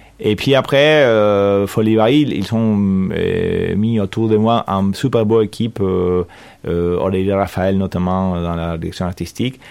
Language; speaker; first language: French; non-native, fluent; Spanish